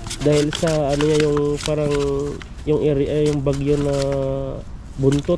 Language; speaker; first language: Filipino; native; Filipino